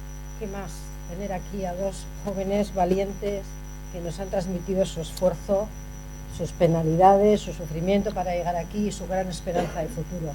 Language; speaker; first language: Spanish; native; Spanish